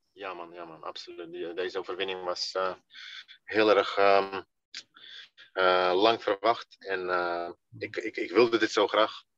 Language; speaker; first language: Dutch; early bilingual, other home language; Russian